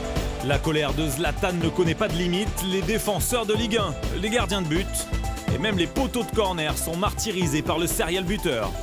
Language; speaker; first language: French; native; French